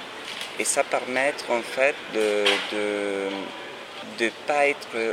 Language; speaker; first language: French; non-native, fluent; Spanish